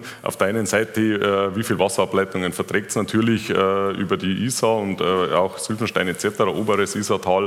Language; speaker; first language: German; native; German